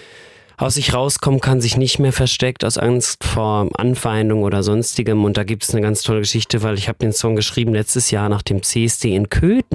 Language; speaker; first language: German; native; German